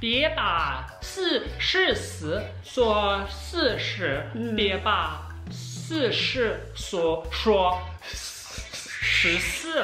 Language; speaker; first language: Chinese; non-native, learner; Danish